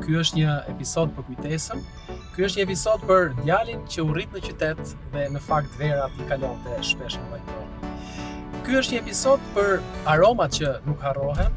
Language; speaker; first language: Albanian; native; Albanian